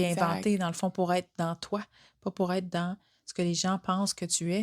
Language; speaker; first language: French; native; French